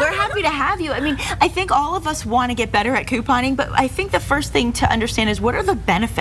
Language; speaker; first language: English; native; English